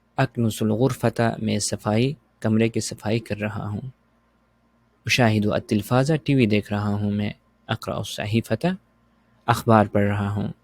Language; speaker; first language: Urdu; native; Urdu